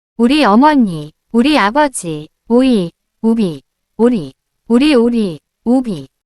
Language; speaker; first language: Korean; non-native, learner; French